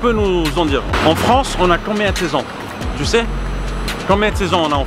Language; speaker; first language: French; native; French